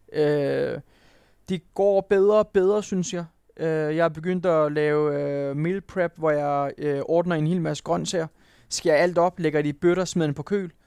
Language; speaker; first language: Danish; non-native, fluent; Turkish